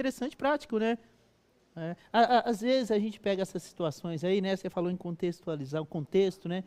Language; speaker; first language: Portuguese; native; Portuguese